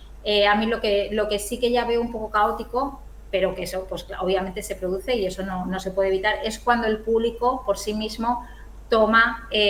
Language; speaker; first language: Spanish; native; Spanish